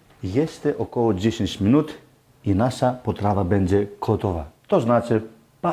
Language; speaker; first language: Polish; non-native, learner; Greek